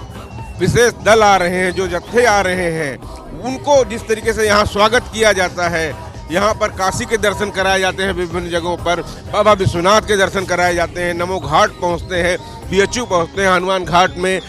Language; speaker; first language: Hindi; native; Hindi